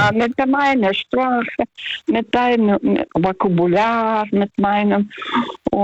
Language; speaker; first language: German; non-native, fluent; Russian